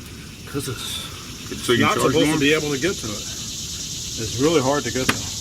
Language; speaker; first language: English; native; English